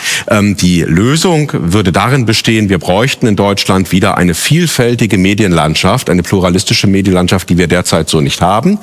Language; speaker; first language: German; native; German